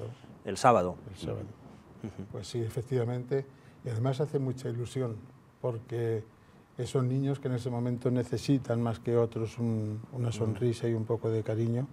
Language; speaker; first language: Spanish; native; Spanish